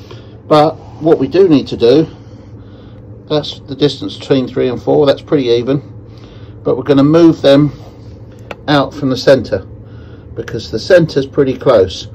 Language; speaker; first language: English; native; English